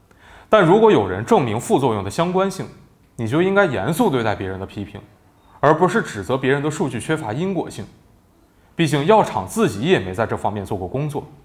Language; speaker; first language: Chinese; native; Chinese